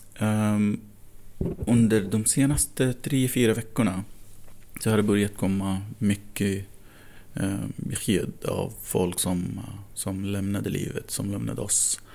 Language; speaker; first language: Swedish; non-native, fluent; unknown